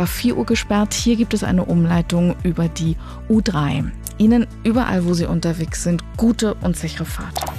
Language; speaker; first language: German; native; German